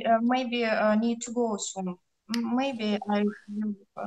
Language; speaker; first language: English; non-native, learner; Russian